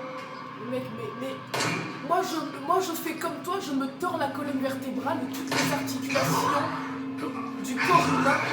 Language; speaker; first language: French; native; French